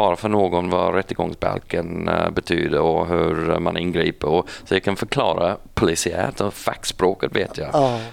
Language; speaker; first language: Swedish; non-native, fluent; English